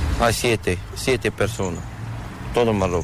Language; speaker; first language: Spanish; non-native, learner; Arabic